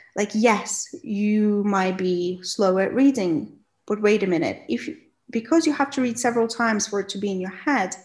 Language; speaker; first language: English; non-native, fluent; Russian